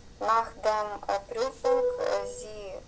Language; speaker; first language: German; non-native, learner; Ukrainian